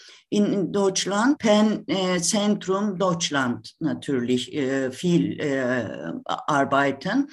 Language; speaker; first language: German; non-native, learner; Turkish